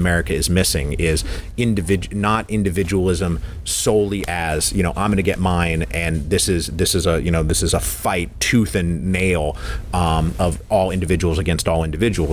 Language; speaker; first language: English; native; English